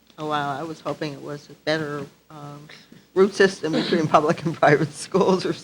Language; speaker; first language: English; native; English